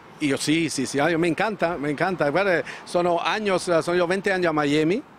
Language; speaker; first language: Spanish; non-native, fluent; Italian